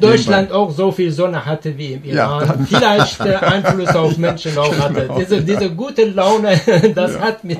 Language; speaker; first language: German; non-native, learner; Persian